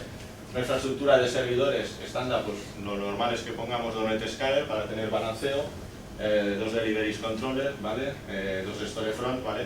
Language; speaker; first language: Spanish; native; Spanish